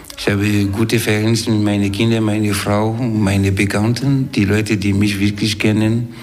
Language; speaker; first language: German; non-native, fluent; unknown